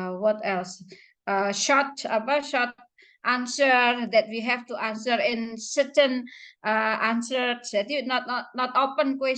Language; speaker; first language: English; non-native, fluent; Indonesian